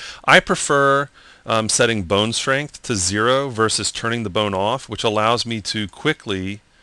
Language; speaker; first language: English; native; English